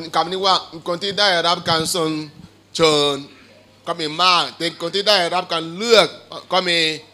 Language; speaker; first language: Thai; non-native, fluent; Igbo